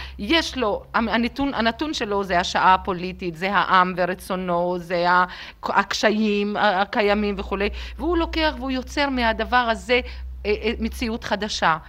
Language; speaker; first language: Hebrew; native; Hebrew